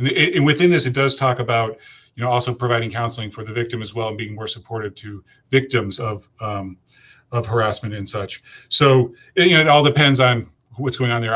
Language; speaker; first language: English; native; English